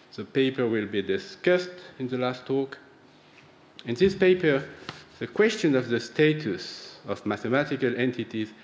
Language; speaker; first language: English; non-native, fluent; French